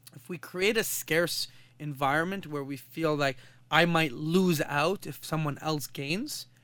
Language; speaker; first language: English; non-native, fluent; Arabic